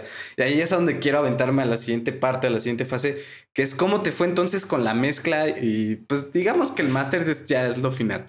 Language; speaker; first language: Spanish; native; Spanish